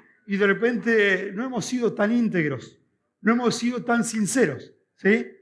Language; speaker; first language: Spanish; native; Spanish